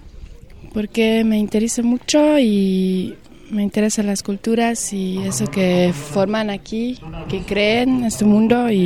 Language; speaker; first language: Spanish; non-native, learner; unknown